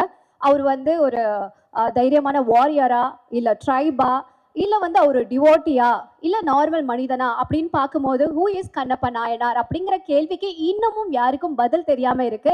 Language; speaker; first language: Tamil; native; Tamil